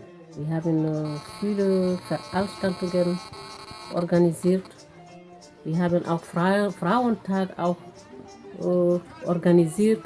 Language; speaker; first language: German; non-native, fluent; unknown